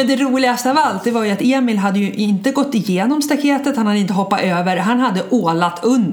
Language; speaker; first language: Swedish; native; Swedish